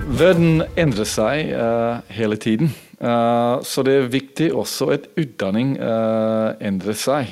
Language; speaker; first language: Norwegian; non-native, fluent; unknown